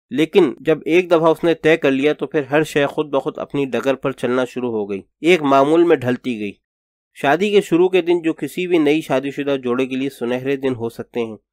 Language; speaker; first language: Urdu; native; Urdu